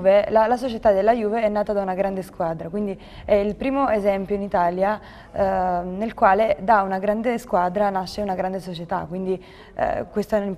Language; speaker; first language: Italian; native; Italian